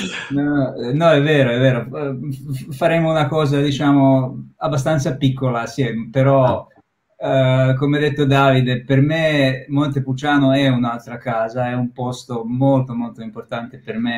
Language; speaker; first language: Italian; non-native, fluent; Croatian